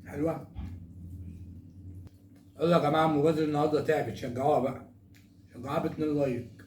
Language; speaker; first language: Arabic; native; Arabic